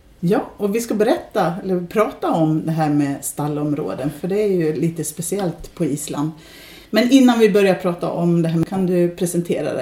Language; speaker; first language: Swedish; native; Swedish